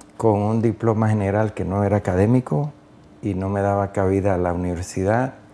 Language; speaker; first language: Spanish; native; Spanish